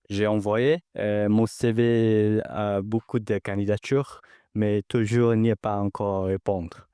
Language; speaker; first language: French; non-native, learner; Vietnamese